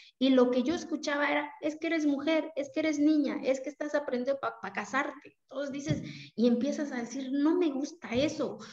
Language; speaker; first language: Spanish; non-native, local second language; Zapotec